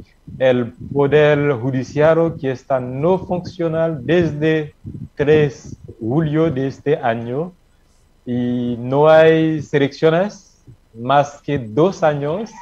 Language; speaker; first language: Spanish; non-native, learner; Haitian Creole